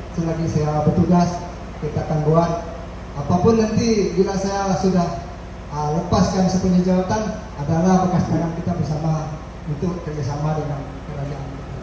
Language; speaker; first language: Malay; non-native, local second language; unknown